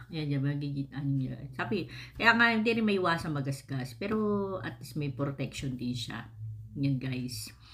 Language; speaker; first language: Filipino; native; Filipino